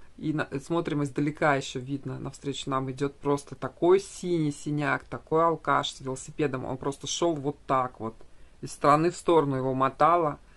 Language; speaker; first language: Russian; native; Russian